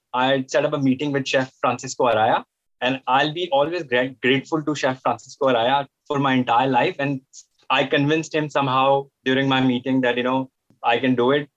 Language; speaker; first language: English; non-native, local second language; Hindi